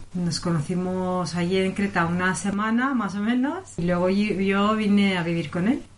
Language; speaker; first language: Spanish; non-native, fluent; Greek